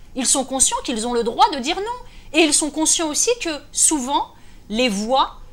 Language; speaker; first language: French; native; French